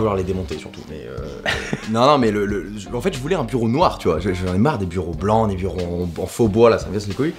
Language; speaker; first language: French; native; French